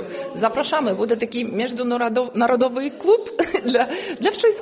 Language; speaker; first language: Polish; non-native, learner; Ukrainian